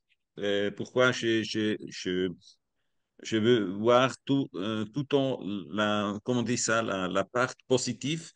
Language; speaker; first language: French; non-native, learner; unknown